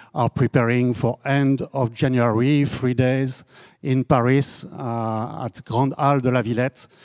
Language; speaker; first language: English; non-native, fluent; French